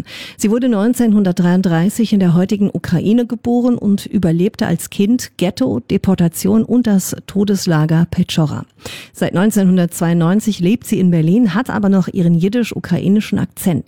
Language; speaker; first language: German; native; German